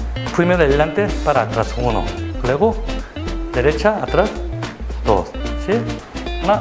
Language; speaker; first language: Spanish; non-native, learner; Korean